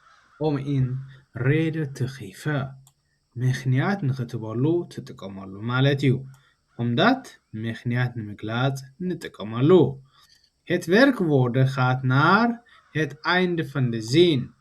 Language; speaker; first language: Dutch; non-native, learner; Tigrinya